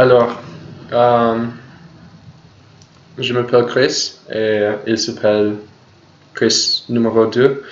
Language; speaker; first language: French; non-native, learner; English